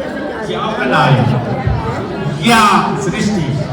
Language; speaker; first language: German; non-native, fluent; Urdu